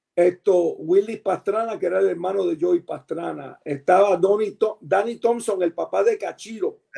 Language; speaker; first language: Spanish; early bilingual, heritage; Spanish